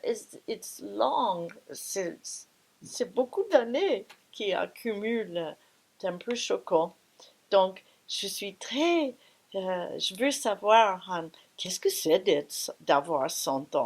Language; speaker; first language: French; non-native, fluent; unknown